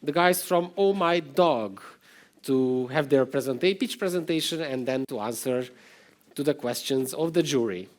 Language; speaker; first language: English; non-native, fluent; Romanian